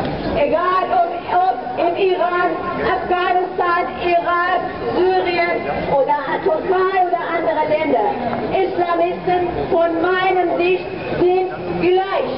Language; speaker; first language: German; non-native, fluent; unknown